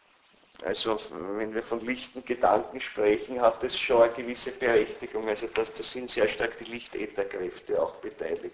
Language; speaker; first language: German; native; German